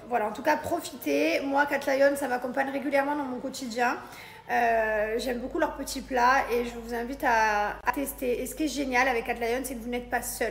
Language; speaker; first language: French; native; French